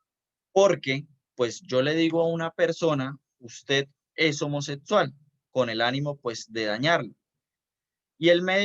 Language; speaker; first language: Spanish; native; Spanish